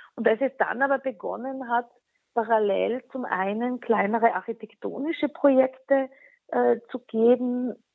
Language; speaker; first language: German; non-native, local second language; Slovenian